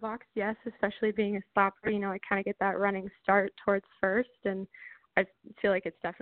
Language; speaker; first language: English; native; English